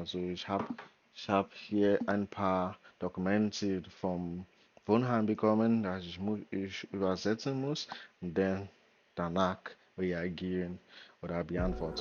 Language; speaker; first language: German; non-native, learner; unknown